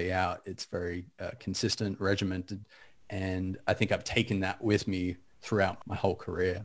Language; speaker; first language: English; native; English